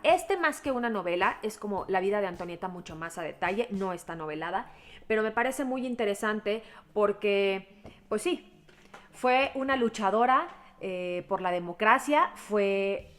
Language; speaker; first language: Spanish; native; Spanish